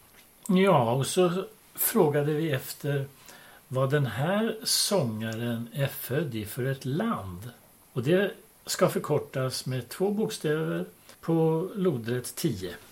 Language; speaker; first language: Swedish; native; Swedish